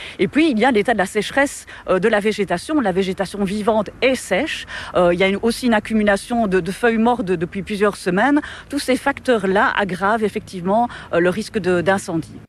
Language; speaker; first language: French; native; French